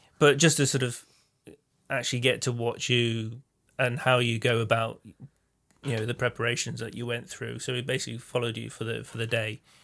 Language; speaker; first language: English; native; English